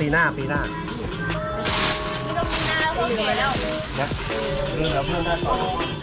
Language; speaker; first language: Thai; native; Thai